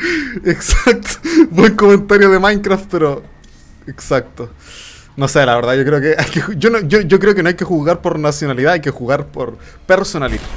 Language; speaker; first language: Spanish; native; Spanish